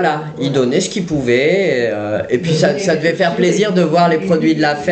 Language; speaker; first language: French; native; French